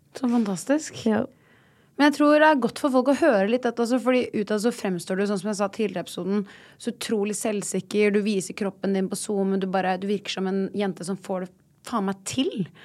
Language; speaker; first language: Norwegian; native; Norwegian